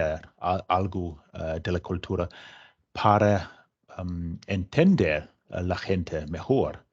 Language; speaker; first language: Spanish; non-native, fluent; English